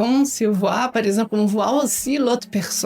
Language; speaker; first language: French; non-native, learner; Portuguese